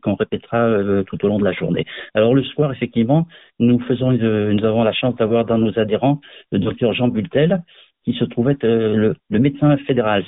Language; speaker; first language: French; native; French